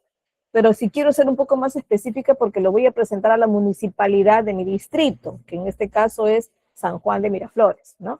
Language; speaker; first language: Spanish; native; Spanish